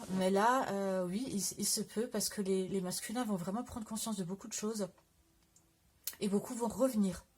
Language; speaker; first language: French; native; French